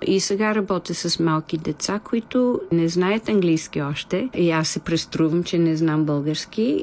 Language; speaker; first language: Bulgarian; non-native, fluent; English